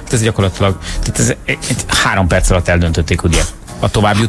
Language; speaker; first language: Hungarian; native; Hungarian